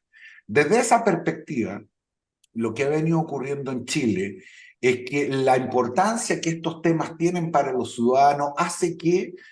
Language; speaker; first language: Spanish; native; Spanish